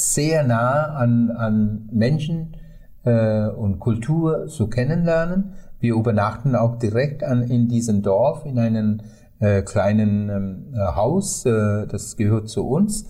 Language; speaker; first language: German; non-native, fluent; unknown